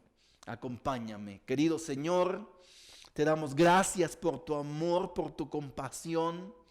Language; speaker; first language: Spanish; native; Spanish